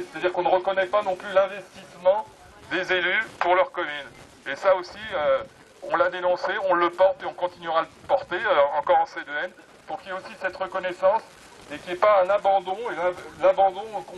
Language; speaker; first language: French; native; French